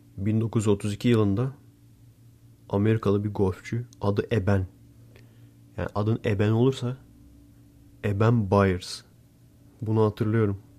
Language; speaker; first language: Turkish; native; Turkish